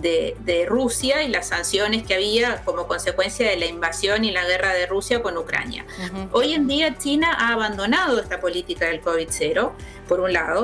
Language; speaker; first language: Spanish; native; Spanish